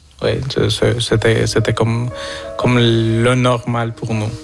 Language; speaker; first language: French; non-native, fluent; Spanish